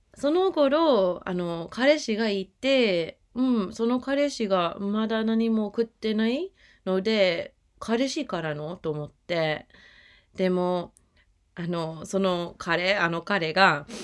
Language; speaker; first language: Japanese; non-native, learner; English